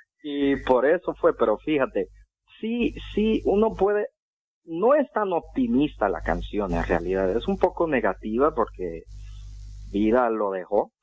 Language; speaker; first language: Spanish; non-native, fluent; English